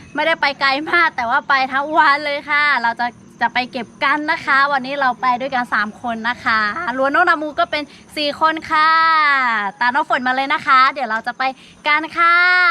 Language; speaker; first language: Thai; non-native, local second language; Lahu